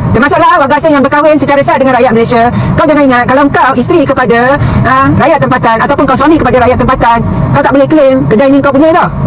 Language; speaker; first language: Malay; native; Malay